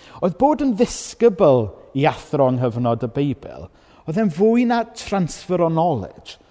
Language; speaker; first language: Welsh; native; Welsh